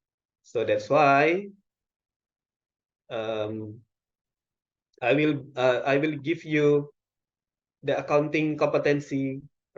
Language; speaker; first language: English; non-native, local second language; Indonesian